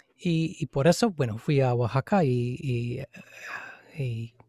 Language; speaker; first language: Spanish; non-native, fluent; English